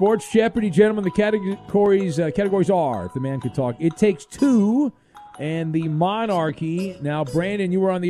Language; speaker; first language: English; native; English